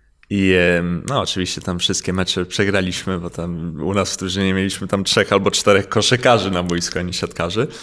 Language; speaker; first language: Polish; early bilingual, heritage; Polish